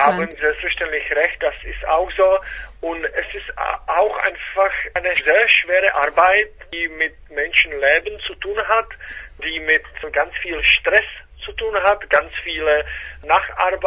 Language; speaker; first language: German; non-native, fluent; Czech